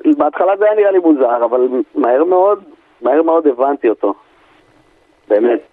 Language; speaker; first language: Hebrew; native; Hebrew